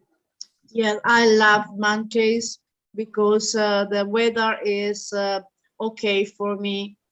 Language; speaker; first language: English; non-native, learner; Italian